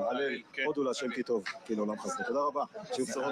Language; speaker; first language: Hebrew; native; Hebrew